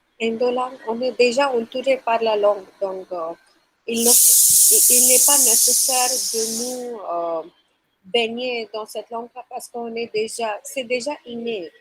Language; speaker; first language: French; non-native, fluent; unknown